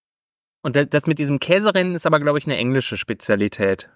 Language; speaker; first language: German; native; German